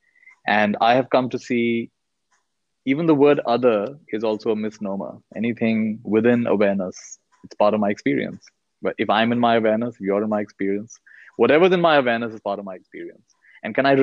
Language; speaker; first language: English; non-native, local second language; Hindi